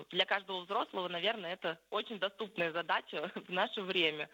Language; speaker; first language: Russian; native; Russian